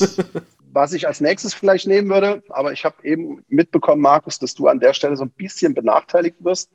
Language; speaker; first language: German; native; German